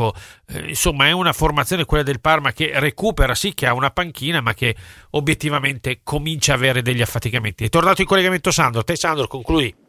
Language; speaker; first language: Italian; native; Italian